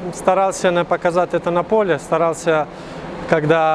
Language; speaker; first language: Russian; non-native, fluent; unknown